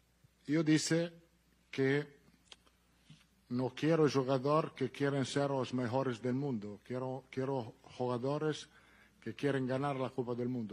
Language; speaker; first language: Spanish; non-native, fluent; Italian